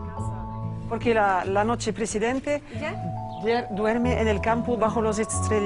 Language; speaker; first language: Spanish; non-native, learner; French